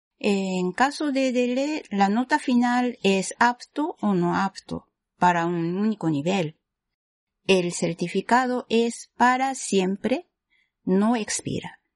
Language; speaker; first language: Spanish; non-native, fluent; Japanese